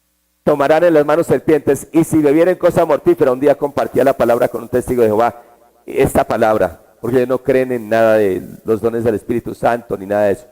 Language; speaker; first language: Spanish; native; Spanish